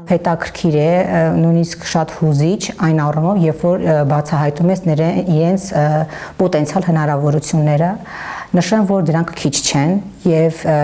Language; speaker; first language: Armenian; native; Armenian